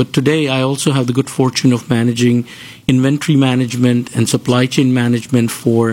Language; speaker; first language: English; non-native, local second language; Gujarati